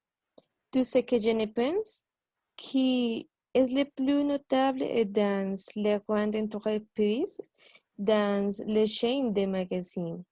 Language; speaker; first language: French; non-native, learner; Spanish